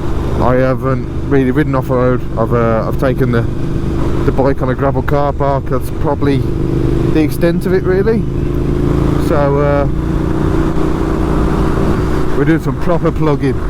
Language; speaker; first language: English; native; English